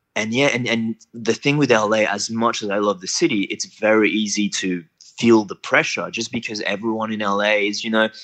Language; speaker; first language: English; non-native, fluent; French